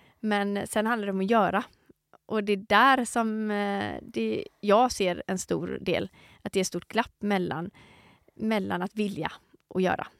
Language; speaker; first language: Swedish; native; Swedish